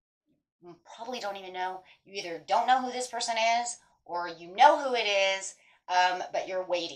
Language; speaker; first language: English; native; English